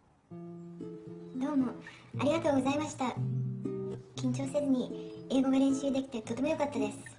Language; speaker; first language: Japanese; native; Japanese